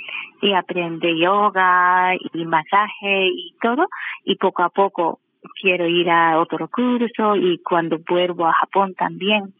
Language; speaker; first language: Spanish; non-native, learner; Japanese